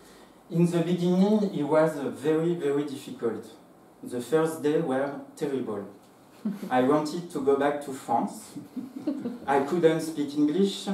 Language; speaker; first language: English; non-native, fluent; French